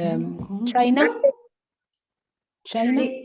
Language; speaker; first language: English; non-native, learner; Arabic